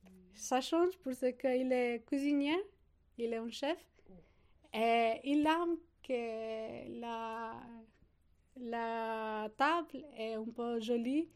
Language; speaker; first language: French; non-native, learner; Albanian